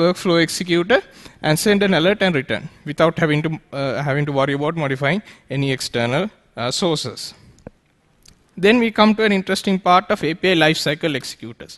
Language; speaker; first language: English; non-native, local second language; Sinhala